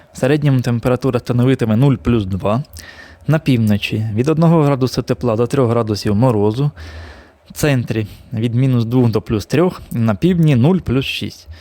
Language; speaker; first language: Ukrainian; native; Ukrainian